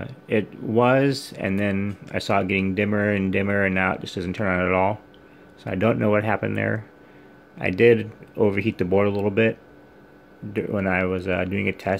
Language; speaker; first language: English; native; English